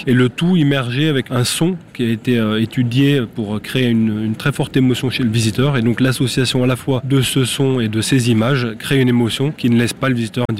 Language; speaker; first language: French; native; French